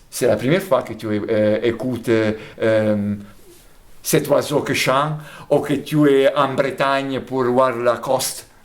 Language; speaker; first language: French; non-native, fluent; Italian